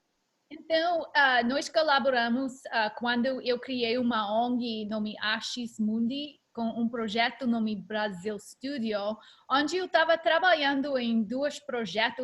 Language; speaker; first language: Portuguese; non-native, learner; English